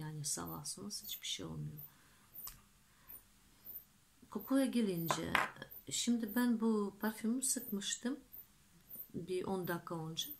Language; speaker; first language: Turkish; non-native, fluent; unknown